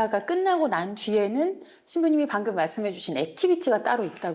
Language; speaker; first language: Korean; native; Korean